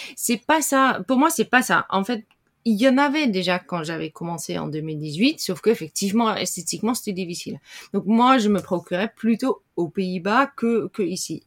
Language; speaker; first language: French; non-native, fluent; Dutch